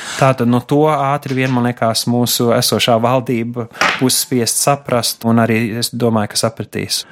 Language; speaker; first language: Latvian; native; Latvian